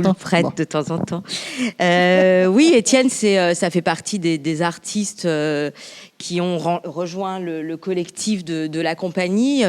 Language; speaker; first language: French; native; French